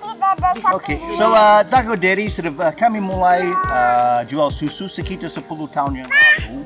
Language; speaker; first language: Indonesian; non-native, fluent; English